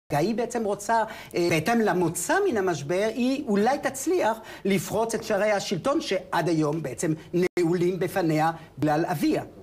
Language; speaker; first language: Hebrew; non-native, fluent; French